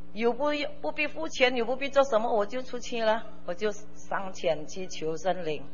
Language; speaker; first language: Chinese; early bilingual, heritage; Chinese